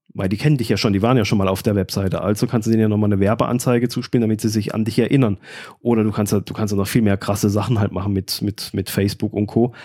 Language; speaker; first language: German; native; German